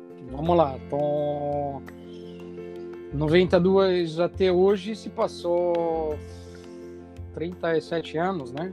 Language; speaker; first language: Portuguese; non-native, fluent; Italian